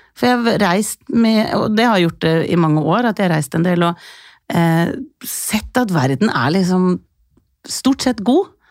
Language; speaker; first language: Norwegian; early bilingual, other home language; Icelandic